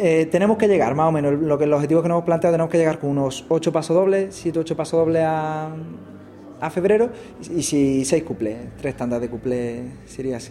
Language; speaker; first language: Spanish; native; Spanish